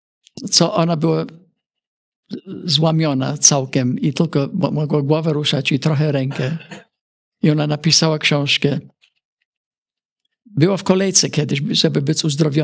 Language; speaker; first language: Polish; early bilingual, heritage; Polish